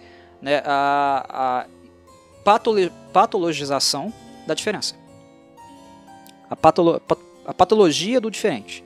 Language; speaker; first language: Portuguese; native; Portuguese